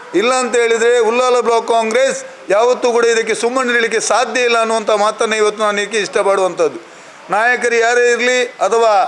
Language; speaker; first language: Kannada; non-native, local second language; Tulu